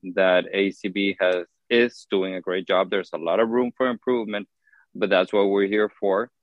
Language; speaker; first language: English; non-native, fluent; Spanish